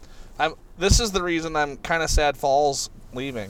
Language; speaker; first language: English; native; English